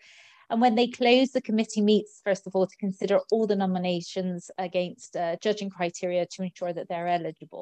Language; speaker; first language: English; native; English